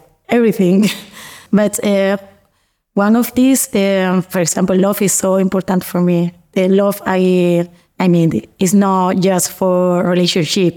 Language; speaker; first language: English; non-native, learner; Spanish